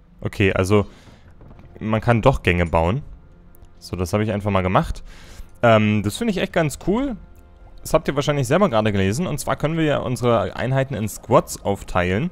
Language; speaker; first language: German; native; German